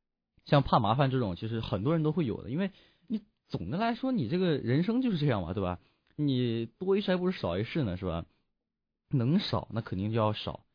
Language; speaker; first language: Chinese; native; Chinese